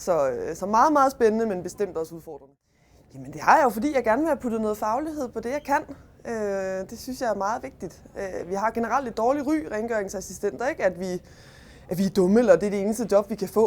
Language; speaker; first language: Danish; native; Danish